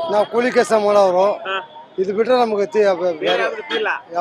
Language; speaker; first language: Kannada; native; Kannada